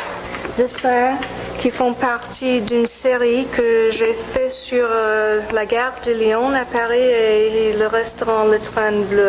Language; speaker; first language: French; non-native, fluent; English